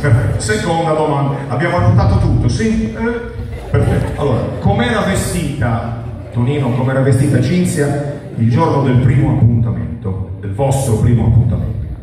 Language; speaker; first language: Italian; native; Italian